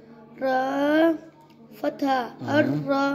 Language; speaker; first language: Arabic; non-native, learner; Urdu